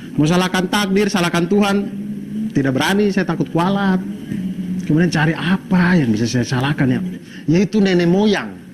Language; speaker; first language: Indonesian; native; Indonesian